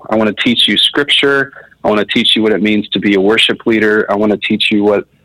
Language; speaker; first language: English; native; English